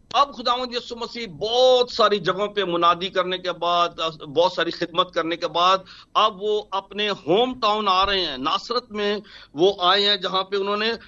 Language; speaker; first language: Urdu; non-native, local second language; Punjabi